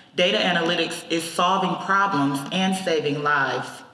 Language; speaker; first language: English; native; English